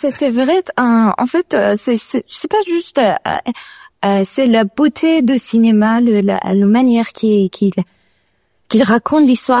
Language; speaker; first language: French; non-native, learner; Persian